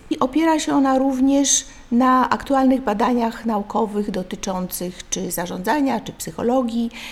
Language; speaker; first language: Polish; native; Polish